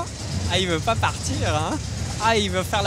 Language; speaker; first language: French; native; French